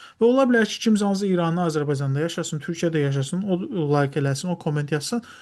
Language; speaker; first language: Azerbaijani; non-native, local second language; Talysh